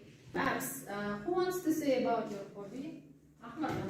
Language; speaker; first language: English; non-native, learner; Kazakh